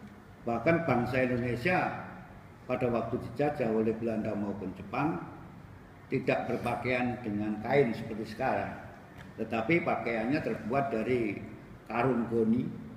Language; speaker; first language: Indonesian; native; Indonesian